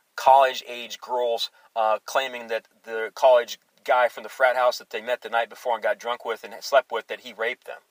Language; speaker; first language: English; native; English